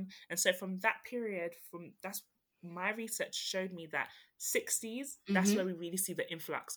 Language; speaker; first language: English; native; English